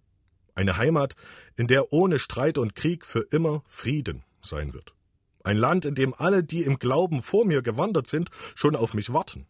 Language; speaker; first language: German; native; German